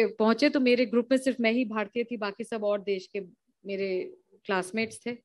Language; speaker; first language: Hindi; native; Hindi